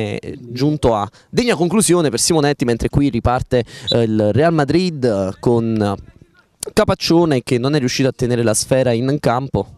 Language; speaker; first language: Italian; native; Italian